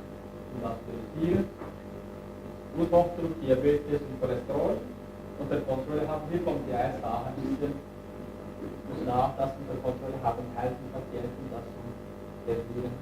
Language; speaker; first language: German; non-native, learner; Turkish